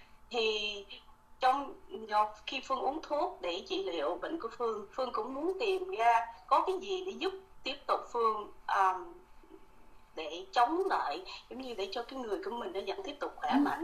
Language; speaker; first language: Vietnamese; early bilingual, heritage; Vietnamese